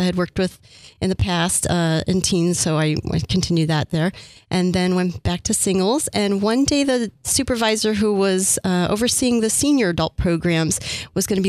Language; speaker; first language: English; native; English